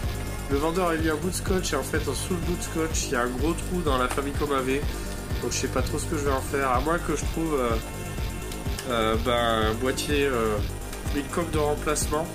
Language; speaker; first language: French; native; French